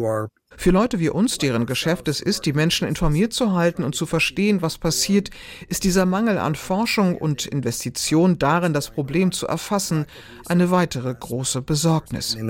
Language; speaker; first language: German; native; German